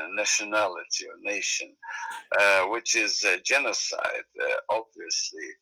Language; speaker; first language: English; non-native, fluent; Ukrainian